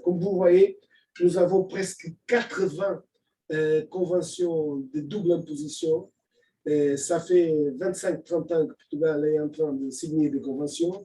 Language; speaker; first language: French; non-native, fluent; Portuguese